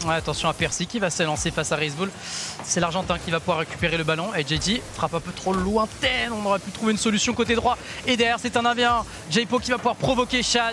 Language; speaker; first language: French; native; French